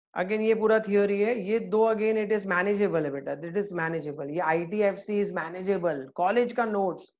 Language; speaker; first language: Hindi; native; Hindi